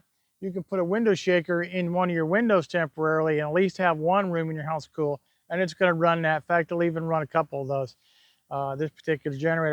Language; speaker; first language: English; native; English